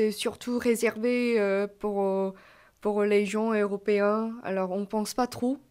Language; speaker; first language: French; non-native, fluent; Korean